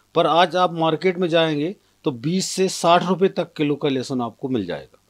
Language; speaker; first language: Hindi; native; Hindi